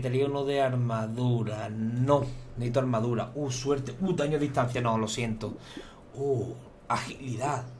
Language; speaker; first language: Spanish; native; Spanish